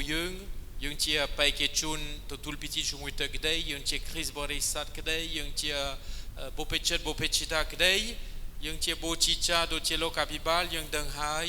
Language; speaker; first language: Khmer; non-native, fluent; French